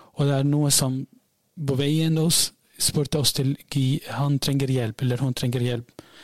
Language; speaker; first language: Norwegian; non-native, learner; Arabic